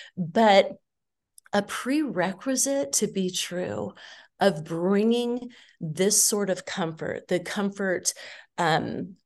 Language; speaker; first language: English; native; English